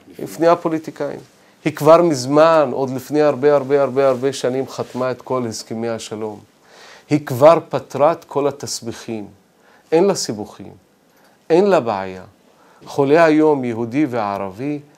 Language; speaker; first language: Hebrew; non-native, local second language; Arabic